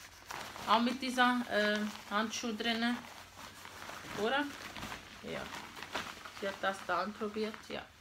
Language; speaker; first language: German; non-native, fluent; Portuguese